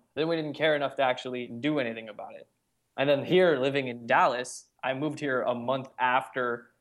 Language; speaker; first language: English; early bilingual, other home language; Hindi